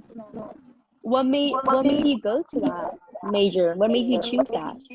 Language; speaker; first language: English; early bilingual, other home language; Spanish